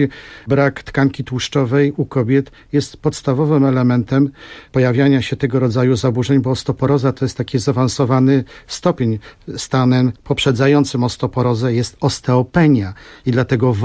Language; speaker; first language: Polish; native; Polish